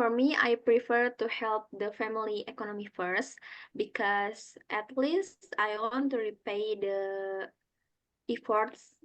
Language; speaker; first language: English; non-native, learner; Indonesian